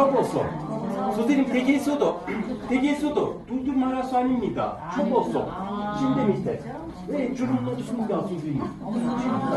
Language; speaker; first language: Korean; non-native, learner; Turkish